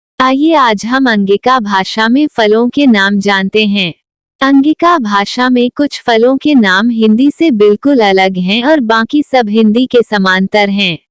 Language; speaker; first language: Hindi; non-native, local second language; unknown